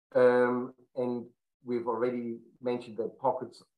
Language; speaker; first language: English; non-native, fluent; German